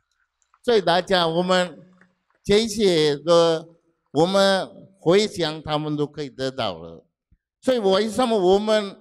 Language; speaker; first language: Chinese; non-native, fluent; Sinhala